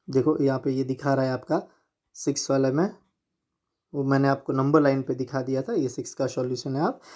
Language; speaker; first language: Hindi; non-native, local second language; Gujarati